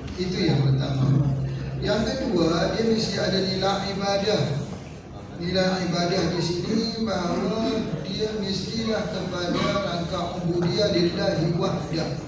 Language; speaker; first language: Malay; native; Malay